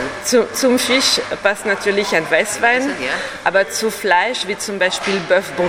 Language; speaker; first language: German; non-native, fluent; French